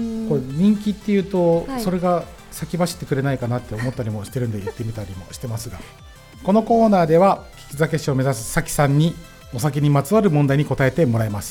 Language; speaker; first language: Japanese; native; Japanese